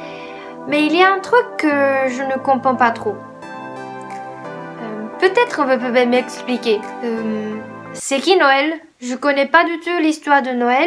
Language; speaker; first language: French; non-native, fluent; Japanese